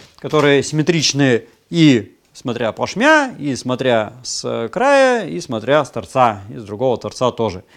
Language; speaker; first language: Russian; native; Russian